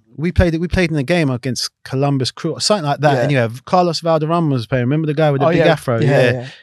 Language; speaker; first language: English; native; English